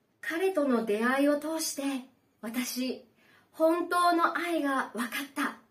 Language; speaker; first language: Japanese; native; Japanese